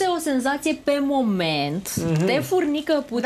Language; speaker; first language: Romanian; native; Romanian